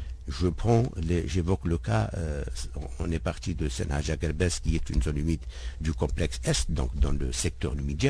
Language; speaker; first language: French; non-native, local second language; Arabic